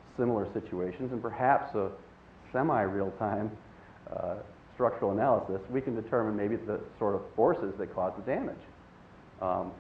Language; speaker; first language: English; native; English